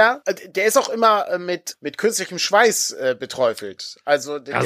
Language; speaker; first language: German; native; German